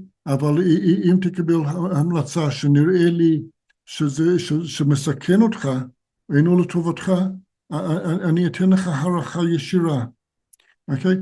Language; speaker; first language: Hebrew; non-native, fluent; English